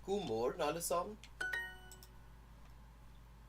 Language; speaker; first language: Norwegian; non-native, fluent; English